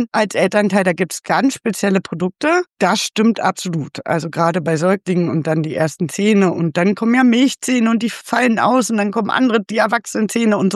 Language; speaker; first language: German; native; German